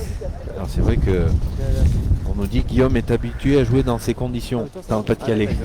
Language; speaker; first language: French; native; French